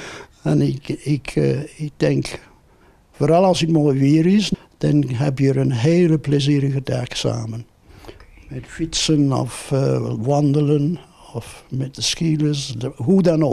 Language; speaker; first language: Dutch; non-native, fluent; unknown